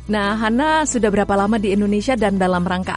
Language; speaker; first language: Indonesian; native; Indonesian